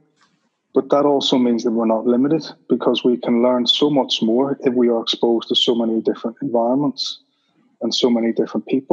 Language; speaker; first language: English; native; English